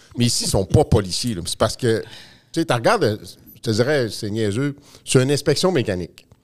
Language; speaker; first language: French; native; French